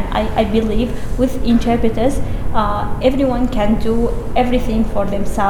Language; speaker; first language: English; non-native, fluent; Kurdish